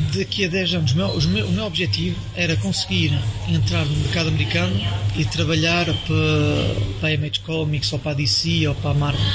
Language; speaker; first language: Portuguese; early bilingual, heritage; French